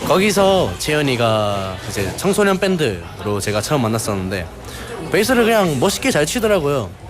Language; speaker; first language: Korean; native; Korean